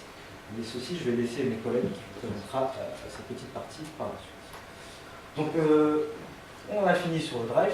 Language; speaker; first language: French; native; French